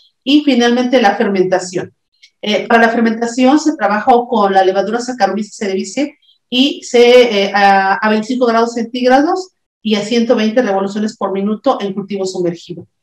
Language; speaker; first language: Spanish; native; Spanish